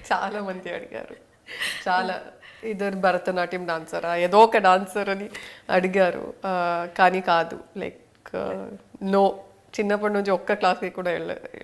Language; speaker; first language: Telugu; non-native, local second language; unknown